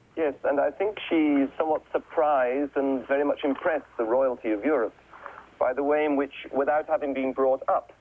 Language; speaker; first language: English; native; English